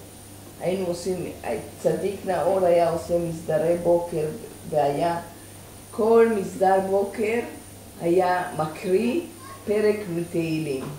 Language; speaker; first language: Hebrew; early bilingual, other home language; Persian